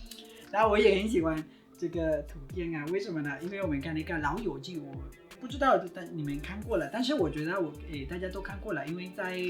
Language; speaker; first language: Chinese; non-native, fluent; Spanish